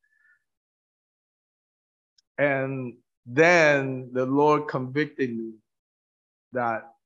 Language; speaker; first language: English; non-native, fluent; Min Nan Chinese